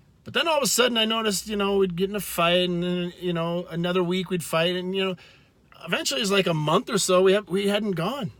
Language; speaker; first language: English; native; English